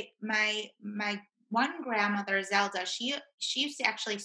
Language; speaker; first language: English; native; English